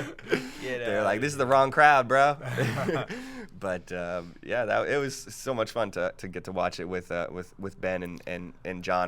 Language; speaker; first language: English; native; English